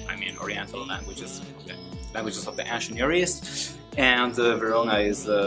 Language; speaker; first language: English; non-native, fluent; Italian